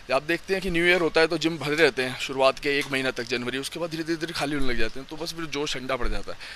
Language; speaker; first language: Hindi; native; Hindi